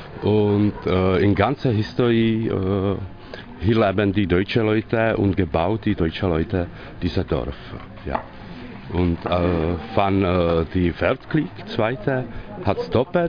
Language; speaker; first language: German; non-native, learner; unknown